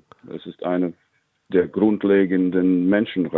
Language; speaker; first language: German; non-native, fluent; Latvian